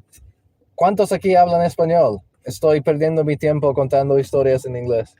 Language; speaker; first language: Spanish; non-native, learner; English